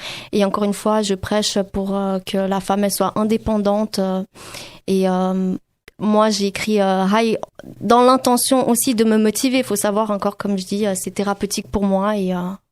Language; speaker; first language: French; native; French